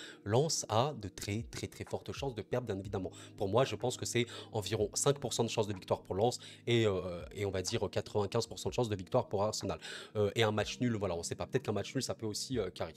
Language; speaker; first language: French; native; French